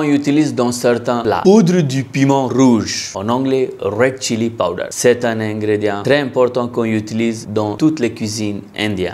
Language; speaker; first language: French; non-native, learner; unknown